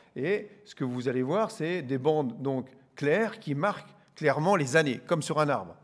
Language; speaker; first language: French; native; French